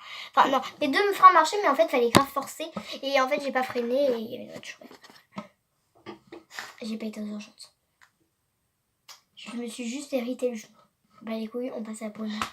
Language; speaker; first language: French; native; French